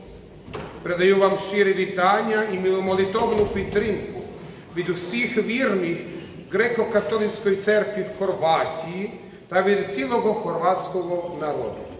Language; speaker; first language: Ukrainian; non-native, fluent; Croatian